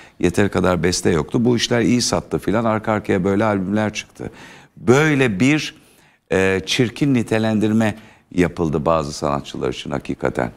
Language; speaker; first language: Turkish; native; Turkish